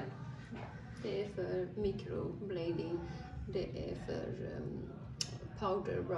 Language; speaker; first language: Swedish; non-native, fluent; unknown